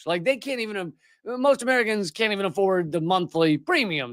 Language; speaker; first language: English; native; English